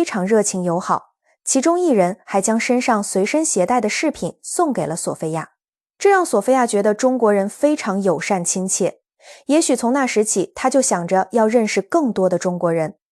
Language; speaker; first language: Chinese; native; Chinese